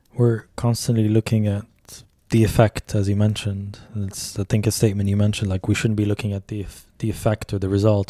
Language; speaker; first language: English; early bilingual, other home language; Arabic